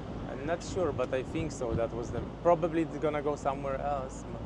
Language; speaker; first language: English; non-native, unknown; Polish